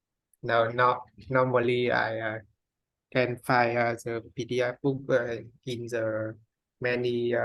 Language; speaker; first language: English; non-native, learner; Vietnamese